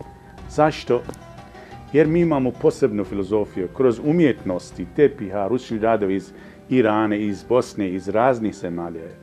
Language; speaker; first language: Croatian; non-native, fluent; Persian